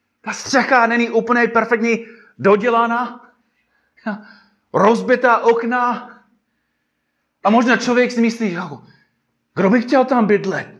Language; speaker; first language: Czech; non-native, fluent; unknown